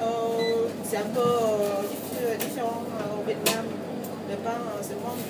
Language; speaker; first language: French; non-native, learner; Vietnamese